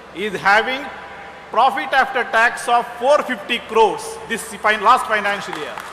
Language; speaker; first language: English; non-native, local second language; Kannada